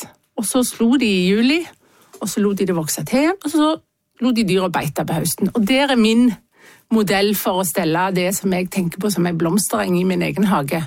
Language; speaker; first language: Norwegian; native; Norwegian